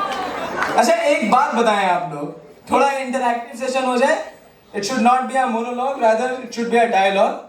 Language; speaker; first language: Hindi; native; Hindi